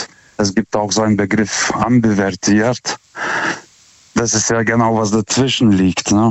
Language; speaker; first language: German; non-native, fluent; Lithuanian